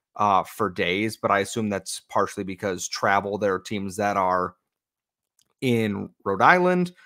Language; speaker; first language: English; native; English